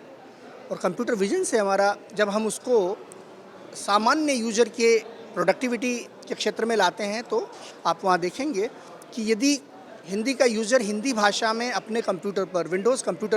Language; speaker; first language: Hindi; native; Hindi